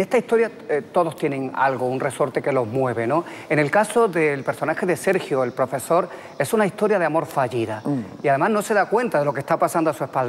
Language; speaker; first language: Spanish; native; Spanish